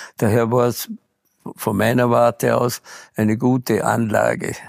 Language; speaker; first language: German; native; German